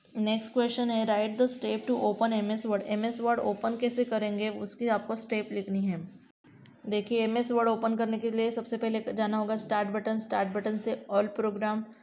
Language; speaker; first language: Hindi; non-native, local second language; Gujarati